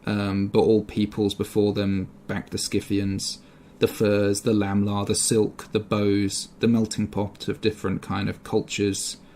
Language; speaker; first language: English; native; English